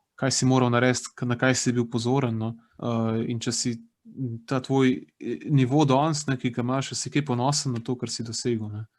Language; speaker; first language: Slovenian; native; Slovenian